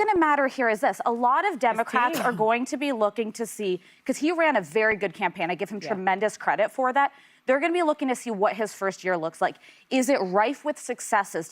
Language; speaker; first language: English; native; English